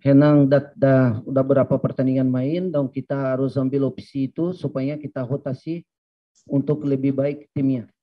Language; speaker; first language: Indonesian; non-native, fluent; Portuguese